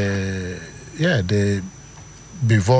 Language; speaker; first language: Dutch; non-native, learner; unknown